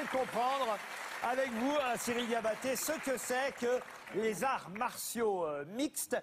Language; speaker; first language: French; native; French